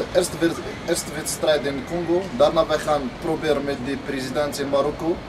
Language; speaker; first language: Dutch; non-native, learner; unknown